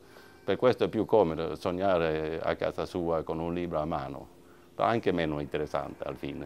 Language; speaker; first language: Italian; non-native, fluent; Swedish